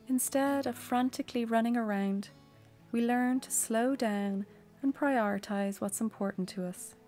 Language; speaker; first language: English; native; English